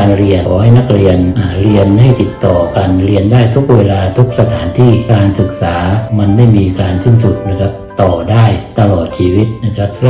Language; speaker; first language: Thai; native; Thai